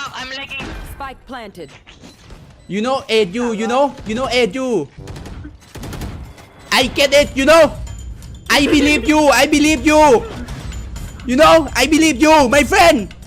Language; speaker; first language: English; non-native, learner; Thai